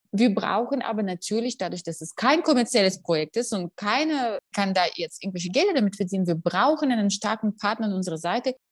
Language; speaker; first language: German; non-native, fluent; Russian